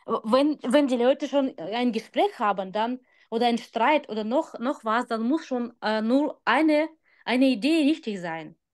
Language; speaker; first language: German; non-native, learner; Russian